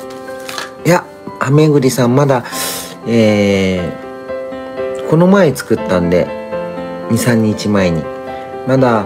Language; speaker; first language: Japanese; native; Japanese